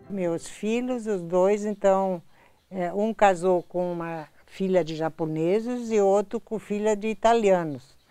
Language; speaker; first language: Portuguese; non-native, local second language; German